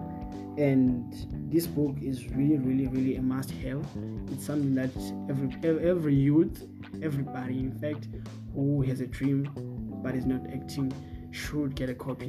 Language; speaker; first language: English; non-native, local second language; North Ndebele